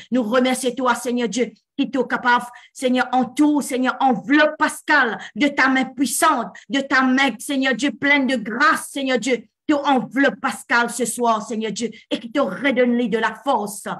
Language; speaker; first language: French; non-native, local second language; Morisyen